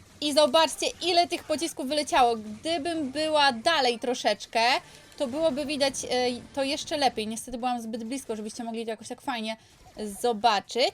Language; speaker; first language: Polish; native; Polish